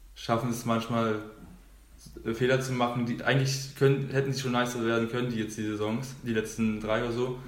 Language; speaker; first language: German; native; German